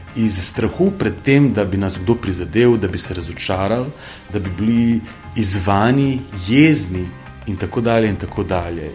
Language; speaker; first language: Slovenian; non-native, local second language; Bosnian